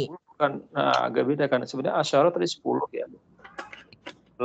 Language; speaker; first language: Indonesian; native; Indonesian